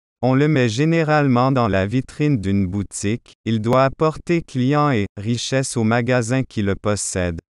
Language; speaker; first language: French; non-native, fluent; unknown